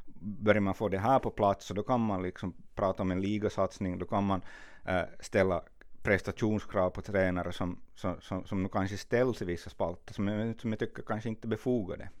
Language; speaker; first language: Swedish; native; Swedish